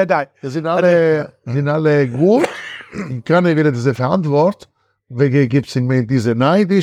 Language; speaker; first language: German; non-native, learner; Italian